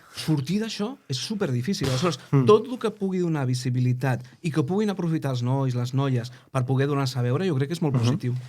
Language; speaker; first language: Catalan; native; Catalan